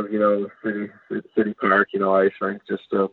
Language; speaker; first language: English; native; English